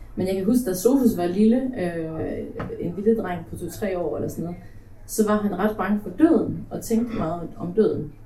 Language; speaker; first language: Danish; early bilingual, other home language; Polish